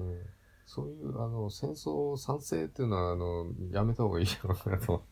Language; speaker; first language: Japanese; native; Japanese